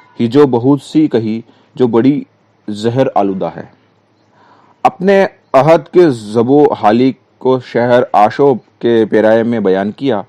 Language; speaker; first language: Urdu; native; Urdu